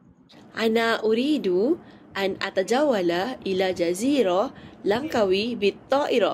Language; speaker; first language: Arabic; non-native, learner; Malay